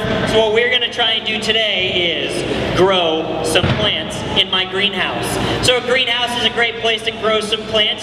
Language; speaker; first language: English; native; English